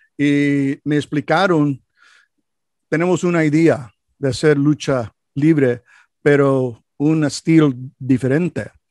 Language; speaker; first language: Spanish; non-native, learner; English